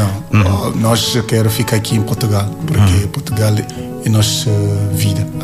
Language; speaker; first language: Portuguese; non-native, learner; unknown